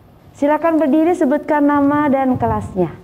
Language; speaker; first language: Indonesian; native; Indonesian